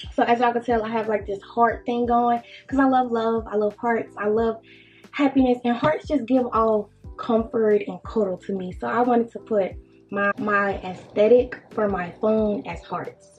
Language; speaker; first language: English; native; English